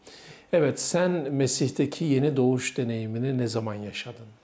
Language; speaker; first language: Turkish; native; Turkish